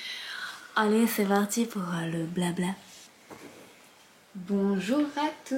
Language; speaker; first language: French; native; French